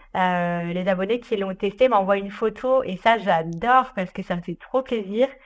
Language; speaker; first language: French; native; French